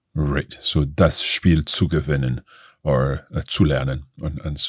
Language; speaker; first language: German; non-native, learner; English